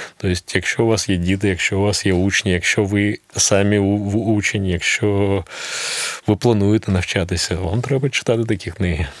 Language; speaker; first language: Ukrainian; non-native, local second language; Russian